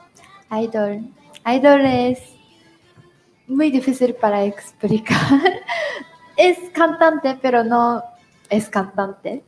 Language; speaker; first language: Spanish; non-native, learner; Japanese